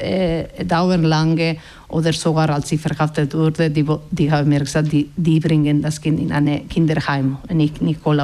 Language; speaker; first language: German; non-native, fluent; Basque